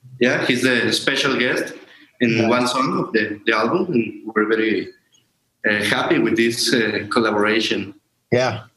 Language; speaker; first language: English; non-native, learner; Spanish